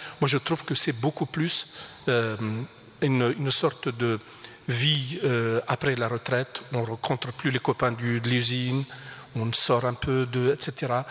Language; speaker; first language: French; non-native, local second language; Arabic